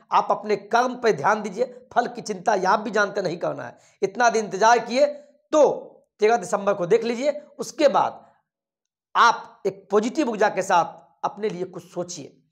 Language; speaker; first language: Hindi; native; Hindi